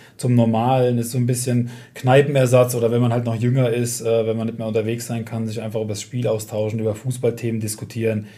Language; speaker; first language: German; native; German